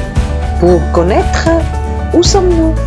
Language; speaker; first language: French; non-native, fluent; Italian